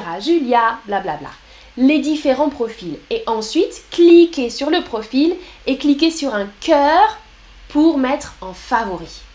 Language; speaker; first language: French; native; French